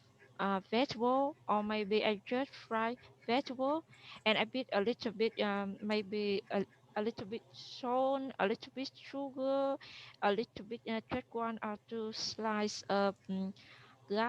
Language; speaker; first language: English; non-native, learner; Vietnamese